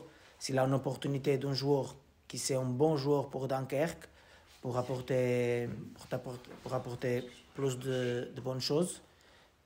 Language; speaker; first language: French; non-native, learner; Portuguese